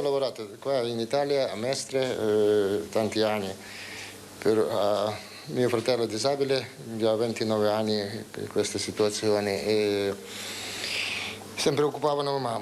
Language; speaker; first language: Italian; non-native, learner; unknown